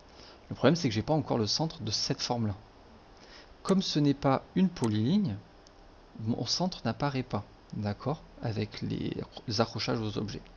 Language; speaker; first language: French; native; French